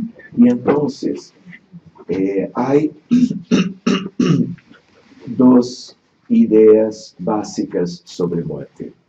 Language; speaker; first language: Spanish; non-native, fluent; Portuguese